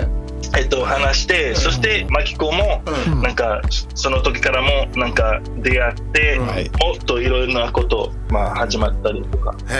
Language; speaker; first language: Japanese; non-native, fluent; English